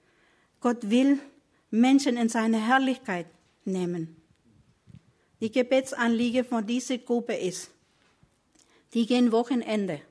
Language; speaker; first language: German; non-native, learner; Spanish